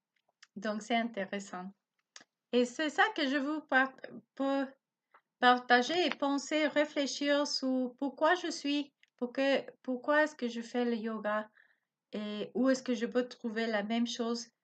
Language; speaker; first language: French; non-native, learner; Spanish